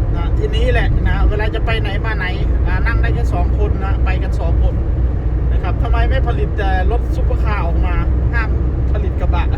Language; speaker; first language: Thai; non-native, local second language; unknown